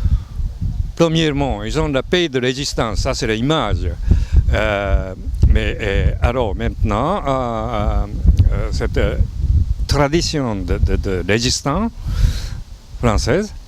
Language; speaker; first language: French; non-native, fluent; Japanese